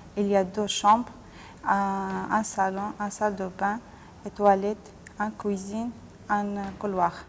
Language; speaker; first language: French; non-native, learner; Arabic